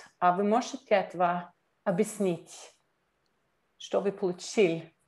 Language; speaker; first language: Russian; non-native, learner; Norwegian